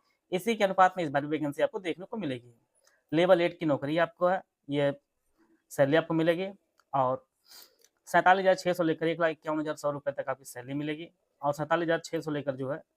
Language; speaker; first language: Hindi; native; Hindi